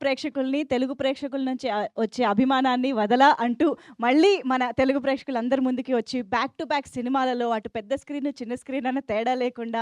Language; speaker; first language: Telugu; native; Telugu